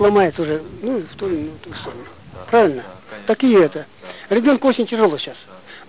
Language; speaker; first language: Russian; non-native, local second language; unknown